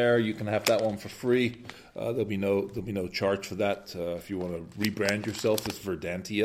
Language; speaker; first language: English; native; English